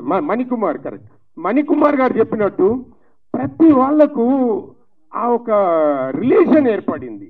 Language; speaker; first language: Telugu; native; Telugu